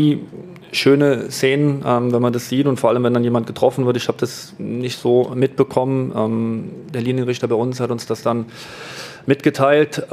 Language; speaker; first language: German; native; German